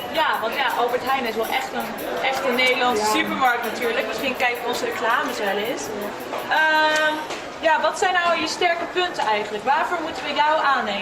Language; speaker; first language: Dutch; native; Dutch